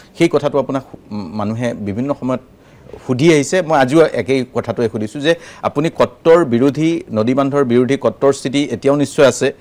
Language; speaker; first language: Assamese; native; Assamese